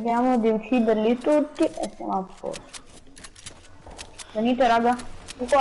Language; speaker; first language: Italian; native; Italian